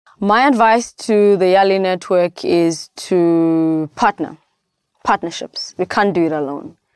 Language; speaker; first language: English; non-native, local second language; Xhosa